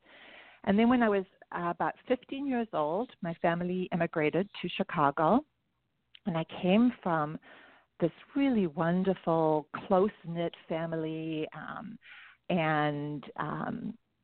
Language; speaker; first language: English; native; English